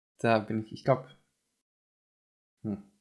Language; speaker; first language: German; native; German